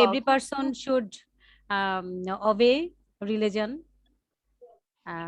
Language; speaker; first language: English; non-native, learner; Bangla